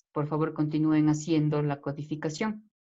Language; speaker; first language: Spanish; native; Spanish